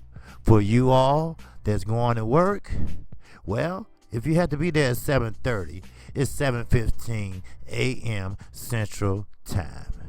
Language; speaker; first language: English; native; English